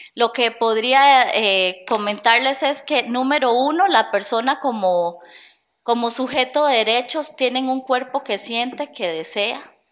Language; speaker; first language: Spanish; native; Spanish